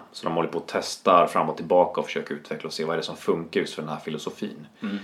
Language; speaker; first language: Swedish; native; Swedish